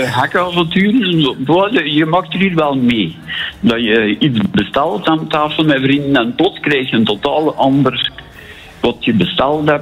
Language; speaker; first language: Dutch; native; Dutch